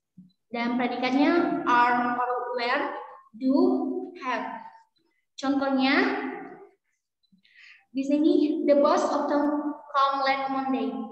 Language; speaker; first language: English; non-native, learner; Indonesian